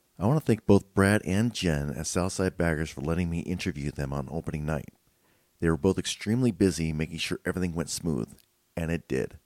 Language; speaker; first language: English; native; English